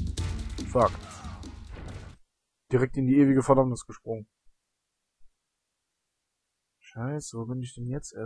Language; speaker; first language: German; native; German